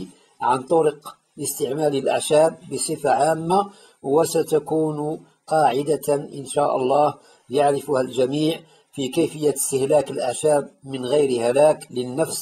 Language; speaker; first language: Arabic; native; Arabic